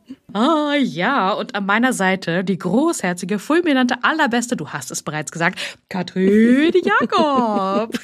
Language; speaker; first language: German; native; German